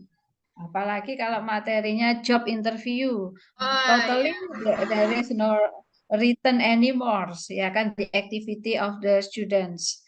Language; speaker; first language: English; non-native, fluent; Indonesian